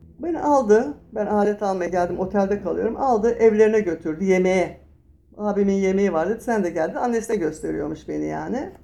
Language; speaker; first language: Turkish; native; Turkish